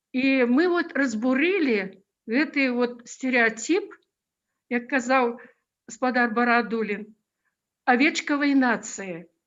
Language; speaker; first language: Belarusian; non-native, local second language; Russian